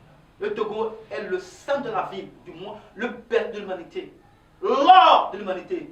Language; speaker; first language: French; non-native, local second language; Ewe